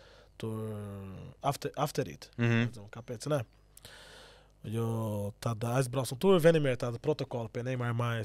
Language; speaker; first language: Latvian; non-native, learner; Portuguese